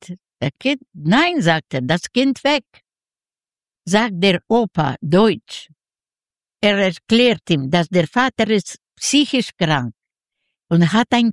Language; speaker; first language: German; non-native, learner; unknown